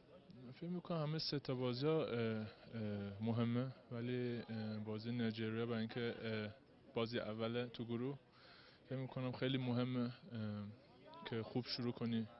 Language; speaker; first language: Persian; early bilingual, heritage; Persian